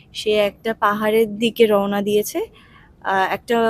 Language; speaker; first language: Bangla; non-native, learner; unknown